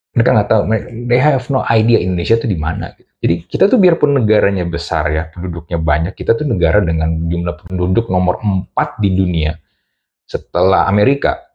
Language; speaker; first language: Indonesian; native; Indonesian